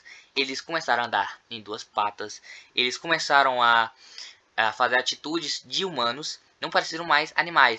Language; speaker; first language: Portuguese; native; Portuguese